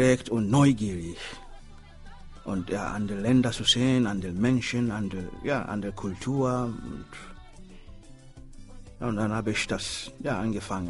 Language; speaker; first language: German; non-native, learner; Swahili